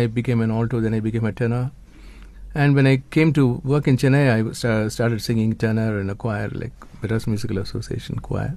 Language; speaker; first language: English; non-native, local second language; Tamil